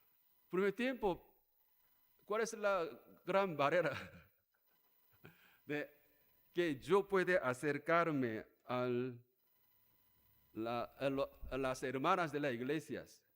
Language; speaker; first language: Spanish; non-native, learner; Korean